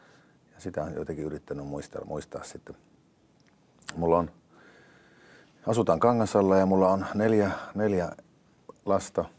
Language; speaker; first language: Finnish; native; Finnish